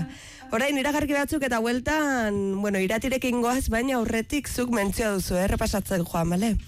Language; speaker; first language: Basque; native; Basque